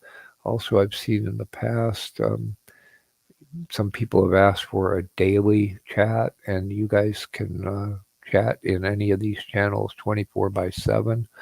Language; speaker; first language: English; native; English